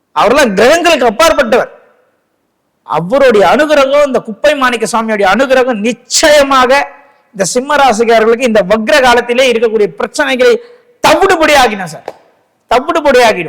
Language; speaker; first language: Tamil; native; Tamil